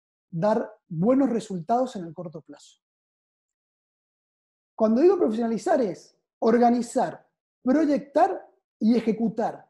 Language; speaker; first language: Spanish; native; Spanish